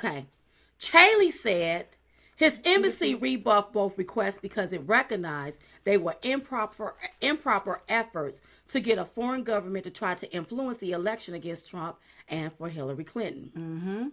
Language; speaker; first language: English; native; English